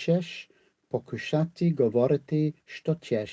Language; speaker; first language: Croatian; non-native, learner; English